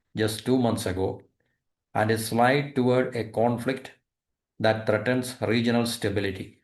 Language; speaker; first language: English; non-native, local second language; Malayalam